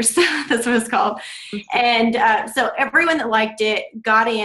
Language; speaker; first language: English; native; English